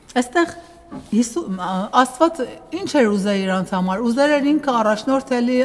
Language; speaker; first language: Armenian; early bilingual, heritage; Armenian